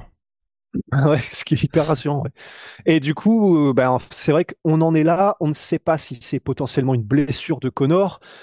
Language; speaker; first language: French; native; French